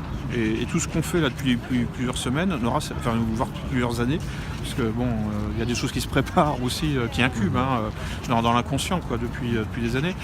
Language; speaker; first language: French; native; French